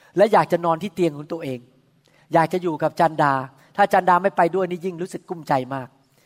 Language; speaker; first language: Thai; native; Thai